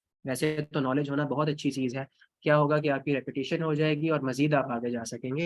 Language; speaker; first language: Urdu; non-native, local second language; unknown